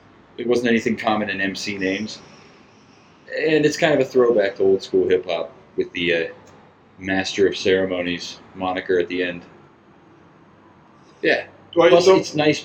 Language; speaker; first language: English; native; English